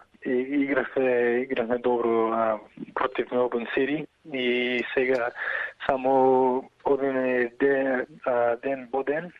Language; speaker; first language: Macedonian; early bilingual, heritage; Macedonian